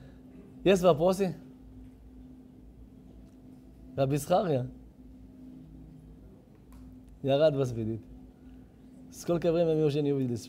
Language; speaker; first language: Russian; non-native, learner; Hebrew